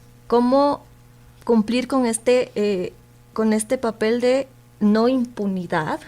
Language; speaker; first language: Spanish; native; Spanish